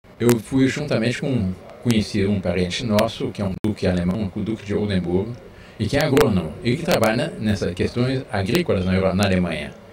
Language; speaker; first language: Portuguese; early bilingual, other home language; French